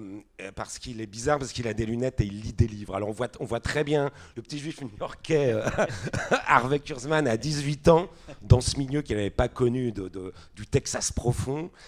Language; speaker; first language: French; native; French